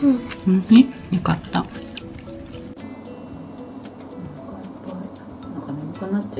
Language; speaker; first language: Japanese; native; Japanese